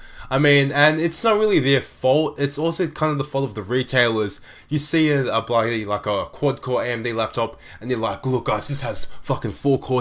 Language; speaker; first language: English; native; English